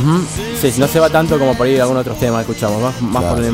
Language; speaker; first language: Spanish; native; Spanish